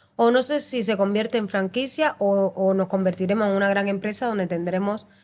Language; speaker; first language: Spanish; native; Spanish